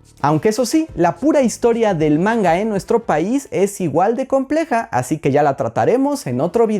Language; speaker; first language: Spanish; native; Spanish